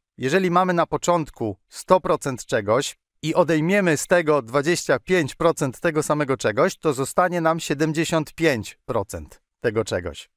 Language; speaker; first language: Polish; native; Polish